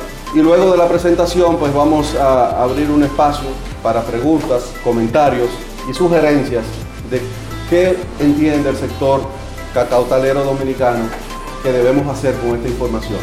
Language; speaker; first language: Spanish; native; Spanish